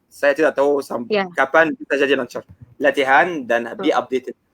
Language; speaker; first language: Indonesian; non-native, learner; Arabic